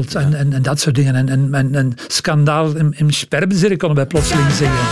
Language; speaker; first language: Dutch; native; Dutch